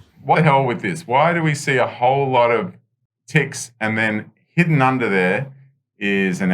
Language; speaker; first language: English; native; English